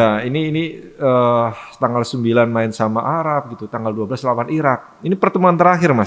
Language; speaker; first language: Indonesian; native; Indonesian